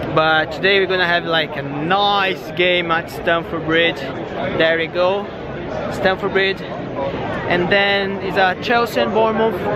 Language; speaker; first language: English; non-native, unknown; Portuguese